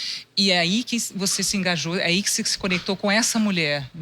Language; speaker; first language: Portuguese; native; Portuguese